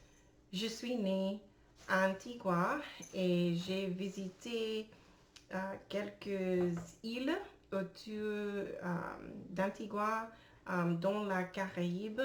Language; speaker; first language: French; non-native, learner; English